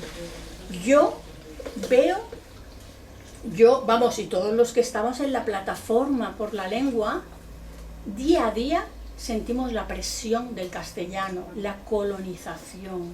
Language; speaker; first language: Spanish; non-native, local second language; Catalan